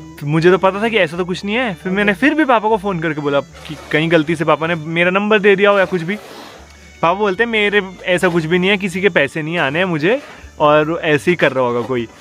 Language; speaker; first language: Hindi; native; Hindi